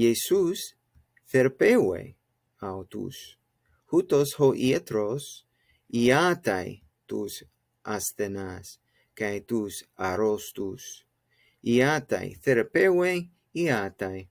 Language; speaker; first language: Greek; non-native, fluent; English